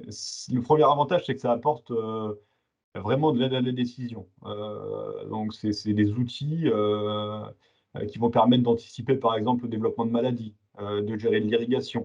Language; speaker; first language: French; native; French